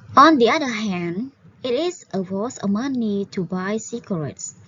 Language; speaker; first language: English; non-native, learner; Khmer